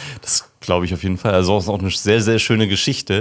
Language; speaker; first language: German; native; German